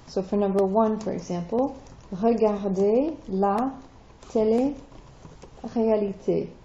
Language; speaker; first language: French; non-native, fluent; English